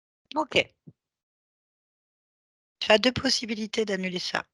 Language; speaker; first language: French; native; French